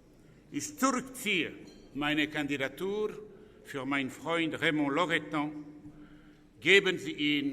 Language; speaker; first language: German; non-native, local second language; French